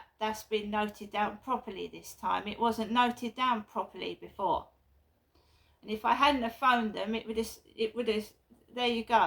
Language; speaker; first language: English; native; English